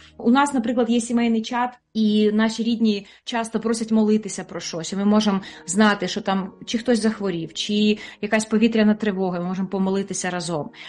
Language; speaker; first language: Ukrainian; native; Ukrainian